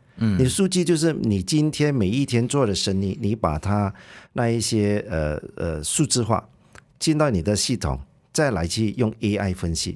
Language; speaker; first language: Chinese; native; Chinese